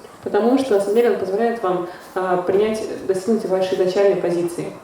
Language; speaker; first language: Russian; native; Russian